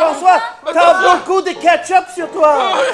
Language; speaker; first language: French; non-native, fluent; English